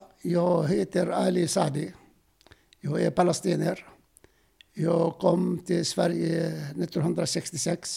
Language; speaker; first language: Swedish; non-native, fluent; Arabic